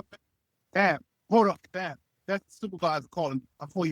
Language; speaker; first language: English; native; English